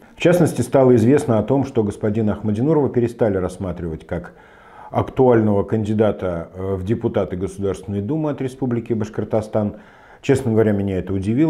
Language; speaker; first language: Russian; native; Russian